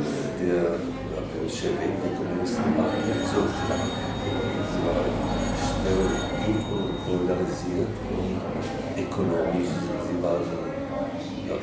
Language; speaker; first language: German; non-native, learner; Czech